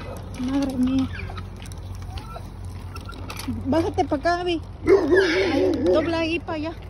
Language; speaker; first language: Spanish; native; Spanish